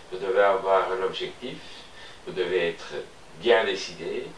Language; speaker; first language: French; non-native, fluent; Turkish